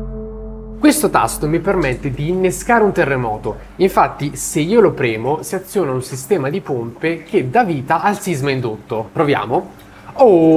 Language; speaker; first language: Italian; native; Italian